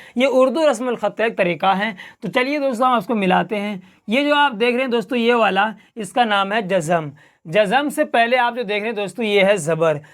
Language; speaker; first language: Hindi; native; Hindi